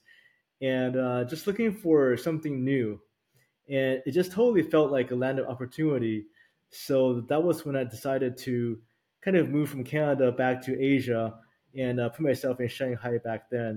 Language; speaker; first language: English; early bilingual, other home language; Chinese